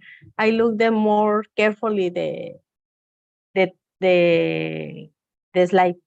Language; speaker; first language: English; non-native, learner; Spanish